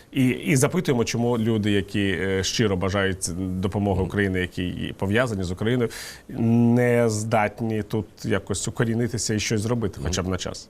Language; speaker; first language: Ukrainian; native; Ukrainian